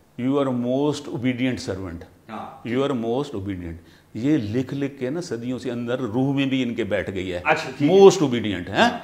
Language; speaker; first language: Urdu; native; Urdu